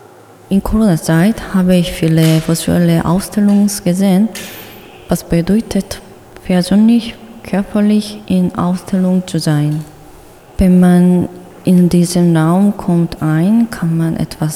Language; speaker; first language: German; non-native, fluent; Korean